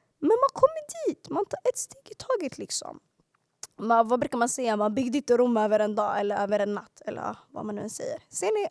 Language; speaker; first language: Swedish; early bilingual, other home language; Arabic